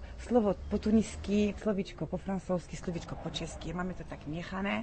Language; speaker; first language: Czech; early bilingual, heritage; Arabic